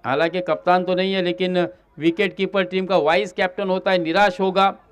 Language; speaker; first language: Hindi; non-native, local second language; Marathi